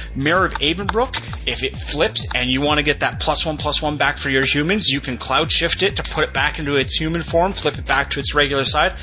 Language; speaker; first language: English; native; English